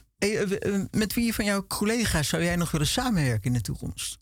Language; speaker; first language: Dutch; native; Dutch